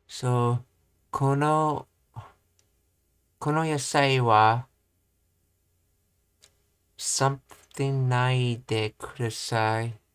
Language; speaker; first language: Japanese; non-native, learner; English